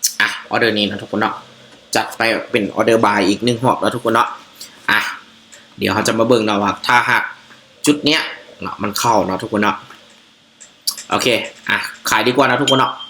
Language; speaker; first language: Thai; non-native, local second language; Northeastern Thai